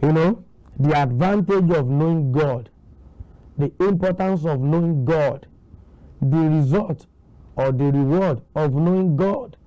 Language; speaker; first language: English; non-native, local second language; Yoruba